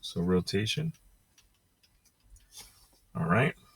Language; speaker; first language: English; native; English